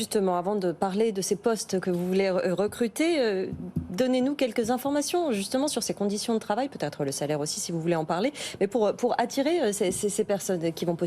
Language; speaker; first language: French; native; French